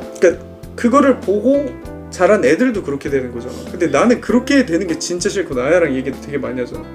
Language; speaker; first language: Korean; native; Korean